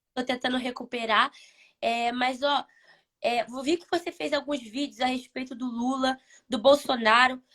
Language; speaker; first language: Portuguese; native; Portuguese